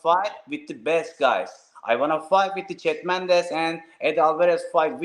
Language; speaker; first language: English; non-native, learner; Turkish